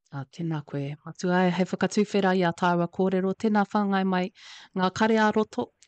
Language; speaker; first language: Māori; native; Māori